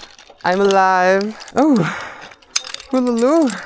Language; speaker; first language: French; native; French